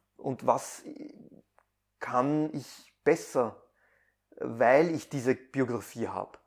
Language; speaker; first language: German; early bilingual, other home language; Persian